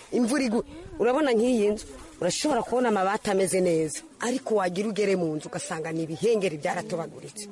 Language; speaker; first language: Rundi; early bilingual, heritage; Rundi